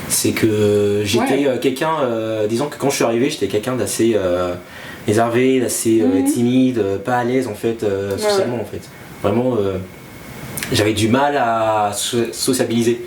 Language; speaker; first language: French; native; French